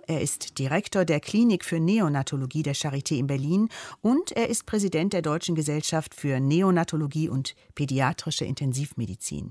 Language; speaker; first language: German; native; German